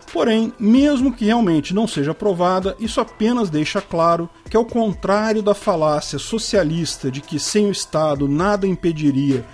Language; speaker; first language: Portuguese; native; Portuguese